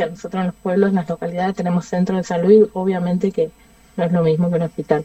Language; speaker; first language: Spanish; native; Spanish